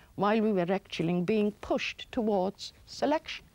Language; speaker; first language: English; early bilingual, other home language; Polish